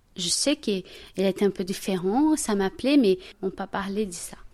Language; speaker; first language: French; non-native, learner; Portuguese